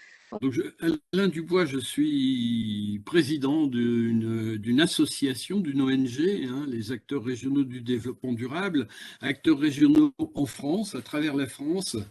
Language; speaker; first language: French; native; French